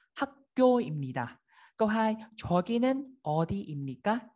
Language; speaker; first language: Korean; non-native, fluent; Vietnamese